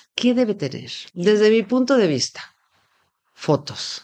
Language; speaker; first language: Spanish; native; Spanish